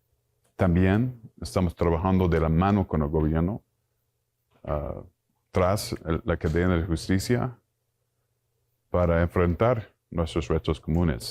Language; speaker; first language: Spanish; non-native, fluent; English